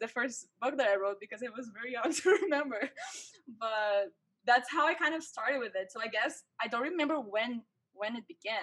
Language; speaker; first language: English; non-native, fluent; Portuguese